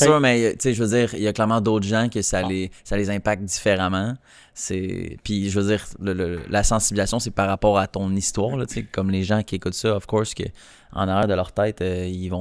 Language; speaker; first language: French; native; French